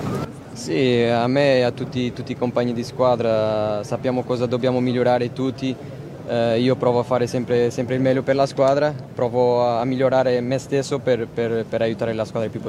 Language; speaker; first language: Italian; non-native, fluent; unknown